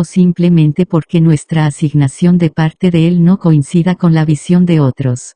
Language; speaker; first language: Spanish; native; Spanish